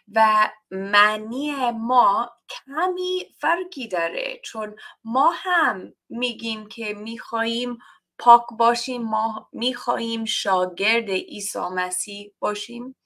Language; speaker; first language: Persian; non-native, learner; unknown